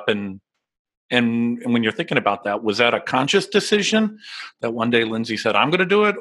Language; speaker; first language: English; native; English